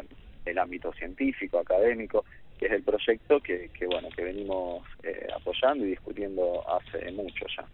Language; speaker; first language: Spanish; native; Spanish